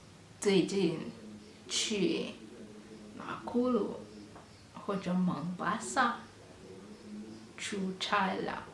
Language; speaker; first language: Chinese; non-native, fluent; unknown